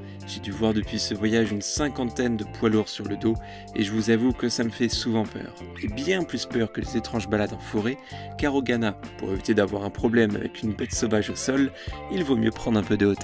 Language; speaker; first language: French; native; French